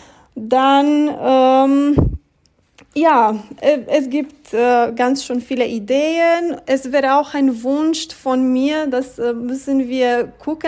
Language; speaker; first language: German; non-native, fluent; Romanian